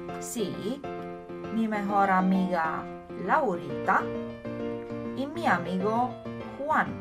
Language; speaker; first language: Spanish; non-native, learner; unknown